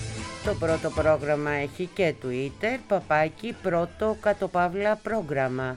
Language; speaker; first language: Greek; native; Greek